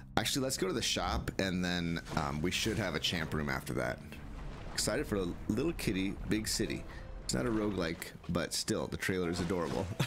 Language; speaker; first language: English; native; English